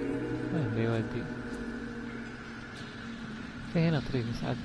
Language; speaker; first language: Arabic; native; Arabic